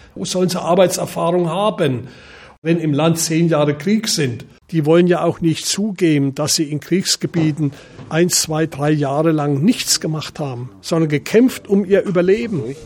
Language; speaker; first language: German; native; German